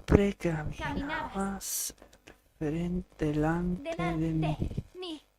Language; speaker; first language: Spanish; non-native, learner; English